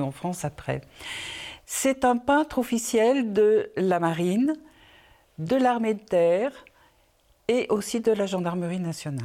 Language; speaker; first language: French; native; French